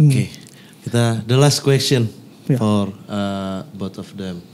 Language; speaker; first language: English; non-native, learner; Indonesian